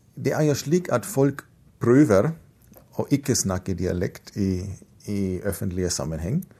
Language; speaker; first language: Norwegian; non-native, fluent; German